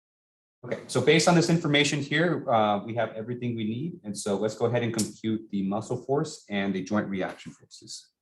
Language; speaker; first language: English; native; English